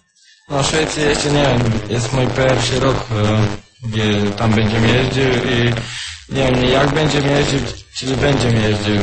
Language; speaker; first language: Polish; non-native, learner; Croatian